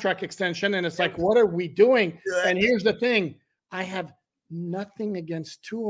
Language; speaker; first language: English; native; English